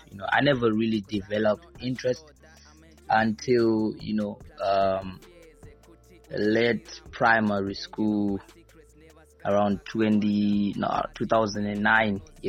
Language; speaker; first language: English; non-native, local second language; Shona